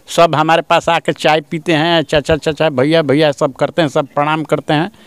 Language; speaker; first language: Hindi; native; Hindi